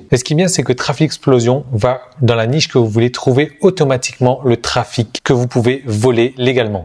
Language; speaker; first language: French; native; French